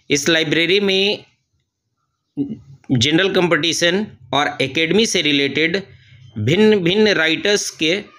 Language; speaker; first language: Hindi; native; Hindi